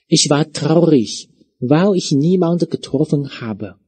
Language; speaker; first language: German; non-native, fluent; Chinese